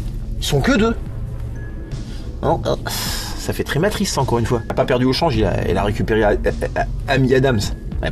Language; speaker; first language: French; native; French